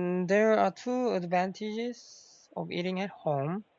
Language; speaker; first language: English; non-native, learner; Korean